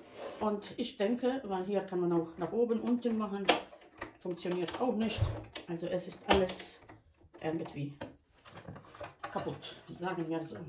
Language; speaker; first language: German; non-native, fluent; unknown